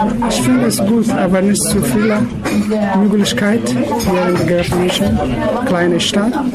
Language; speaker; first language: German; non-native, learner; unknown